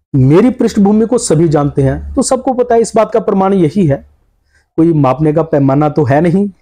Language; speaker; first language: Hindi; native; Hindi